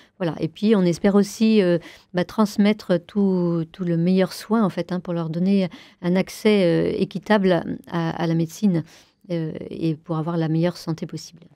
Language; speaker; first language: French; native; French